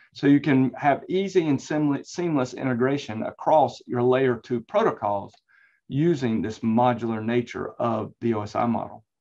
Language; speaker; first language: English; native; English